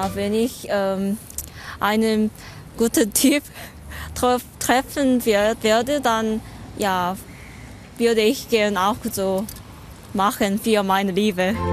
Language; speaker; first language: German; non-native, learner; Korean